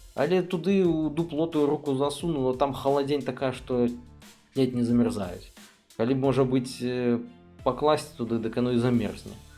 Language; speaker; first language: Belarusian; native; Belarusian